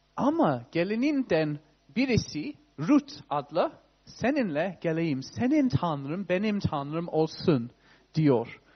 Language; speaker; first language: Turkish; non-native, fluent; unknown